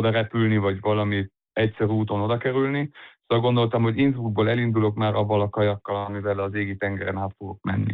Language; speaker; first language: Hungarian; early bilingual, heritage; Hungarian